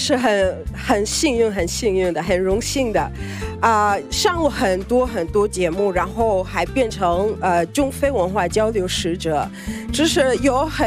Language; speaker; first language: Chinese; non-native, fluent; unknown